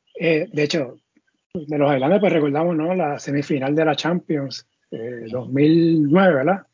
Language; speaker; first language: Spanish; native; Spanish